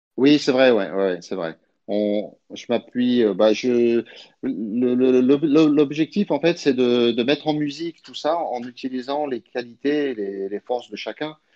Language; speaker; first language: French; early bilingual, other home language; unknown